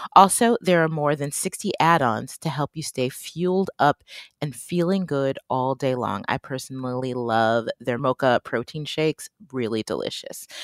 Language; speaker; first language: English; native; English